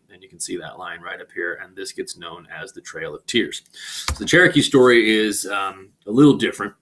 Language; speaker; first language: English; native; English